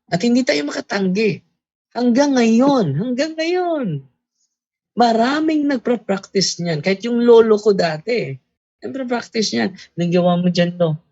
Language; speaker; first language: Filipino; non-native, local second language; Cebuano